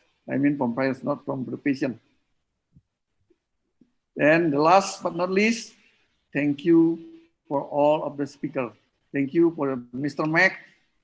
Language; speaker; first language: English; non-native, learner; Indonesian